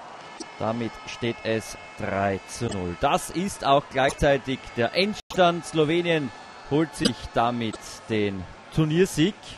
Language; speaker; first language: German; native; German